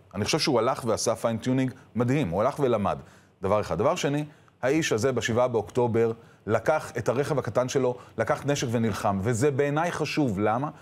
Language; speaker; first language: Hebrew; native; Hebrew